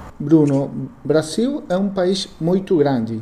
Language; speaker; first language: Portuguese; non-native, learner; Spanish